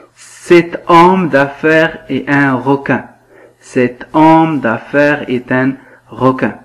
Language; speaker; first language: French; non-native, local second language; Arabic